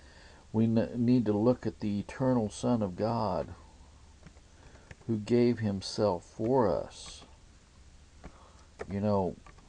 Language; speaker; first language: English; native; English